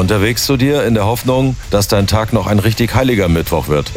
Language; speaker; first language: German; native; German